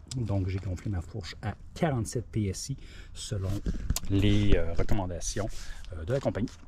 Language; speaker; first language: French; native; French